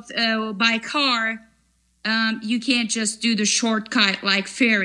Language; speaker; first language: English; non-native, fluent; Turkish